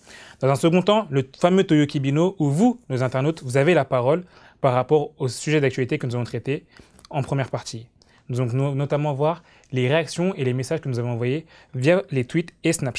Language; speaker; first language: French; native; French